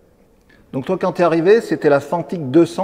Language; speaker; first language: French; native; French